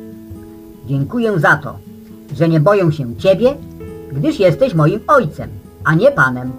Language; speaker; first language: Polish; native; Polish